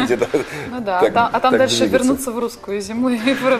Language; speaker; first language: Russian; native; Russian